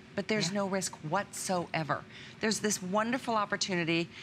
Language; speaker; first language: English; native; English